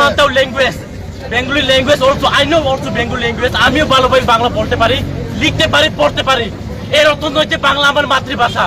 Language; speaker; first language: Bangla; non-native, local second language; Kok Borok